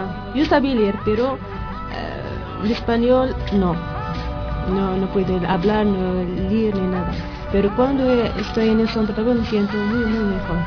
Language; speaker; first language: Spanish; non-native, learner; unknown